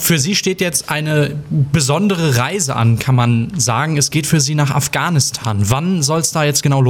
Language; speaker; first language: German; native; German